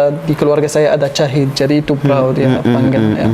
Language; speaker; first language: Indonesian; non-native, learner; Arabic